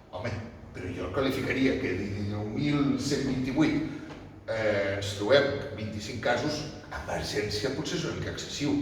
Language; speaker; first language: Catalan; non-native, local second language; Spanish